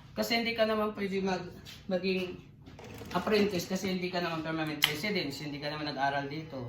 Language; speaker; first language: Filipino; non-native, local second language; Cebuano